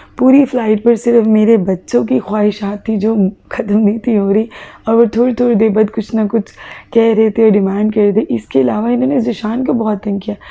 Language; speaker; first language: Urdu; native; Urdu